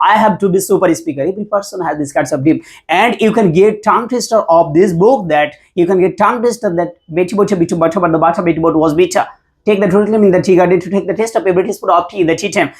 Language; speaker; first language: English; non-native, local second language; Bangla